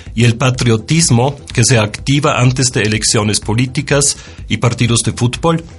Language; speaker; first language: Spanish; non-native, fluent; German